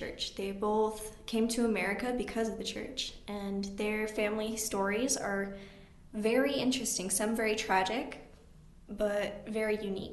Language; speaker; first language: English; native; English